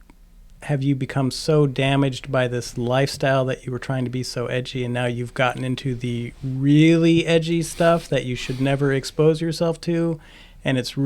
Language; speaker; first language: English; native; English